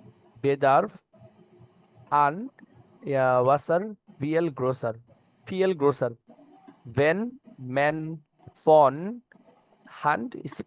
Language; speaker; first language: German; non-native, learner; Bangla